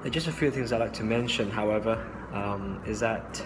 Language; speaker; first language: English; non-native, local second language; Cantonese